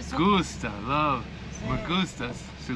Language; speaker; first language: Spanish; non-native, learner; English